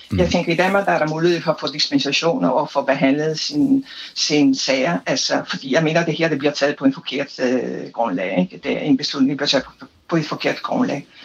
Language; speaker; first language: Danish; non-native, fluent; Italian